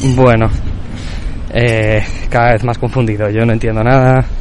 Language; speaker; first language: Spanish; non-native, local second language; Catalan